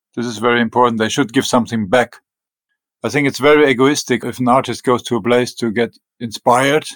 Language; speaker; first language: English; non-native, fluent; German